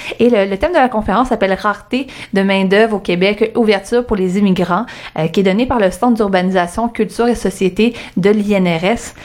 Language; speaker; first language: French; early bilingual, other home language; Arabic